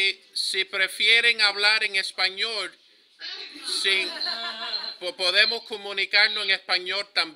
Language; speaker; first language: Spanish; early bilingual, heritage; Spanish